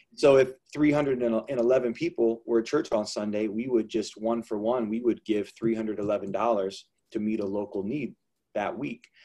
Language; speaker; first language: English; native; English